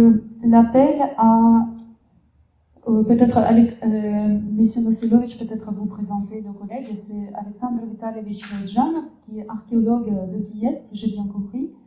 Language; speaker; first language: French; non-native, fluent; Russian